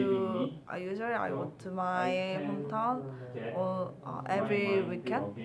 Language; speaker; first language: English; non-native, learner; Korean